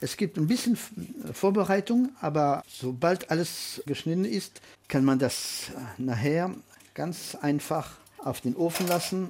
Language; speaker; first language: German; non-native, fluent; French